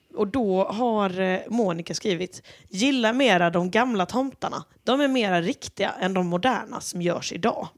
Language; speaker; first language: Swedish; native; Swedish